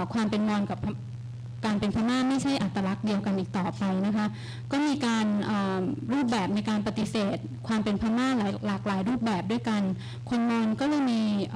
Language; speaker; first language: Thai; native; Thai